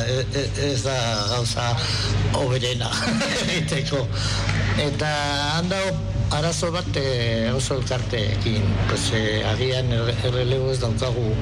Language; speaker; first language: Basque; non-native, local second language; Spanish